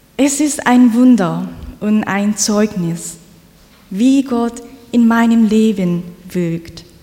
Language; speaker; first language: German; non-native, fluent; Korean